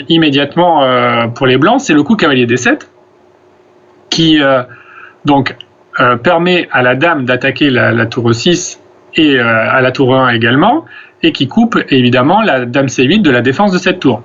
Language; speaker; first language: French; native; French